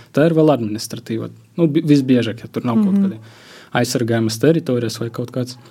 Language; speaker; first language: Latvian; non-native, local second language; Russian